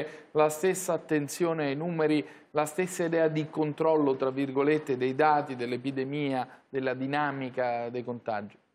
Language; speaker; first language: Italian; native; Italian